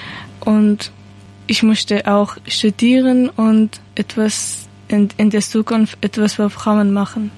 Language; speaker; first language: German; non-native, learner; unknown